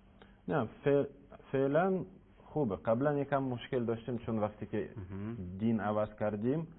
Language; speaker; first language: Persian; non-native, learner; Russian